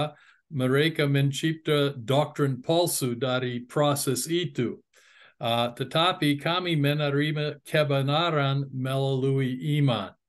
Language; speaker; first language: Indonesian; non-native, fluent; English